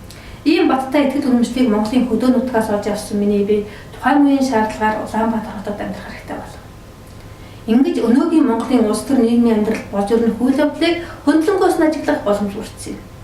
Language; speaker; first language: Mongolian; native; Mongolian